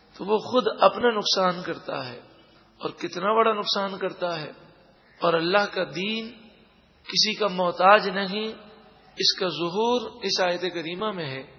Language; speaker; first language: Urdu; native; Urdu